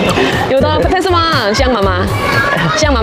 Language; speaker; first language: Chinese; non-native, learner; Korean